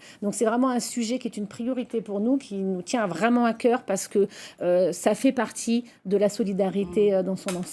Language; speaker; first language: French; native; French